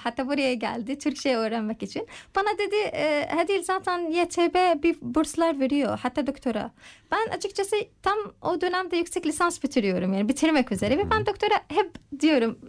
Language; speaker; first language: Turkish; non-native, fluent; Arabic